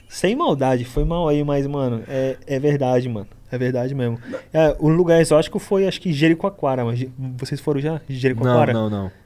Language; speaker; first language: Portuguese; native; Portuguese